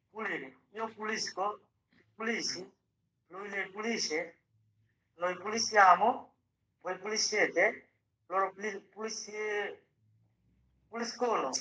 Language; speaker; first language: Italian; non-native, learner; Bangla